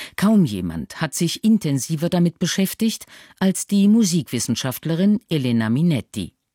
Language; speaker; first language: German; native; German